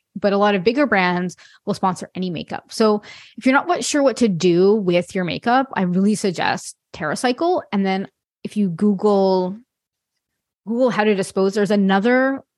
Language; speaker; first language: English; non-native, fluent; French